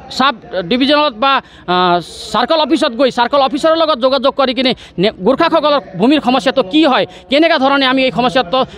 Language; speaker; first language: Assamese; non-native, local second language; Nepali